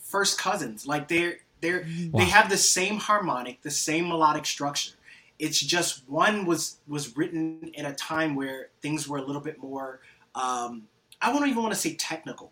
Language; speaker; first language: English; native; English